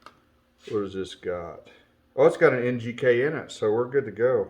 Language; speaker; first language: English; native; English